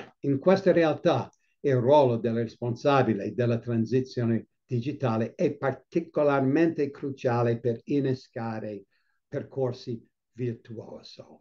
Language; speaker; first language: Italian; non-native, fluent; English